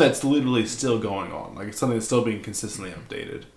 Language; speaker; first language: English; native; English